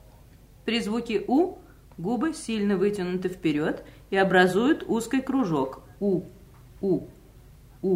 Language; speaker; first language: Russian; native; Russian